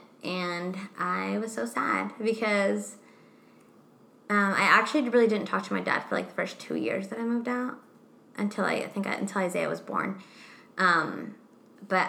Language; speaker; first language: English; non-native, fluent; Spanish